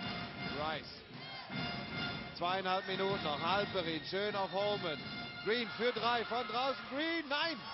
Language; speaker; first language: German; native; German